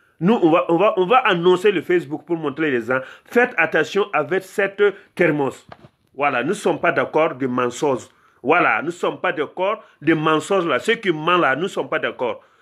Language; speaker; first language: French; non-native, local second language; Mossi